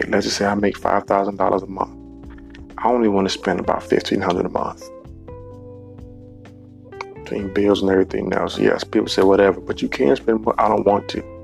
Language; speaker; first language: English; native; English